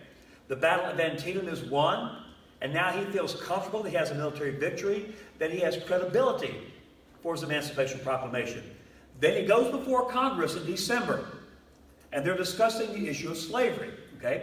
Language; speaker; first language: English; native; English